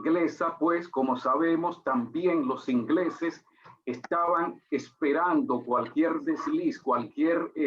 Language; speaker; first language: Spanish; native; Spanish